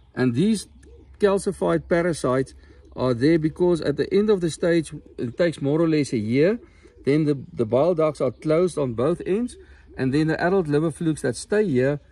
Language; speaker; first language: English; non-native, local second language; Afrikaans